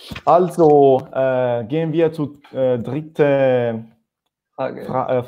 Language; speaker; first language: German; non-native, fluent; Italian